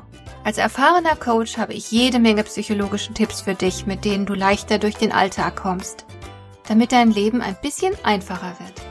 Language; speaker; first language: German; native; German